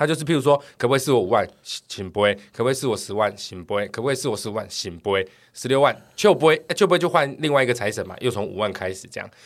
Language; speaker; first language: Chinese; native; Chinese